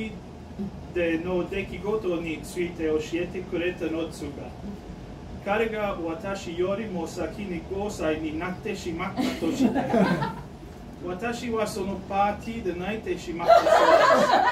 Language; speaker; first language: Japanese; non-native, learner; English